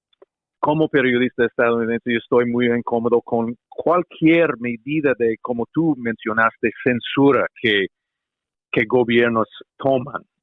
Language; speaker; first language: Spanish; non-native, fluent; English